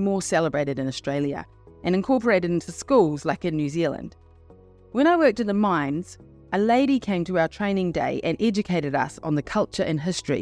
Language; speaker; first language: English; native; English